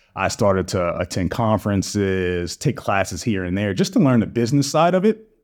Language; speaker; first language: English; native; English